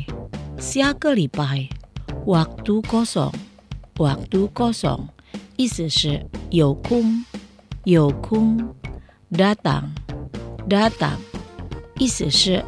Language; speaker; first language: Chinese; non-native, fluent; Indonesian